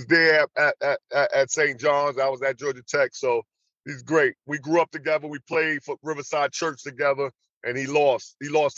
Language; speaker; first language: English; native; English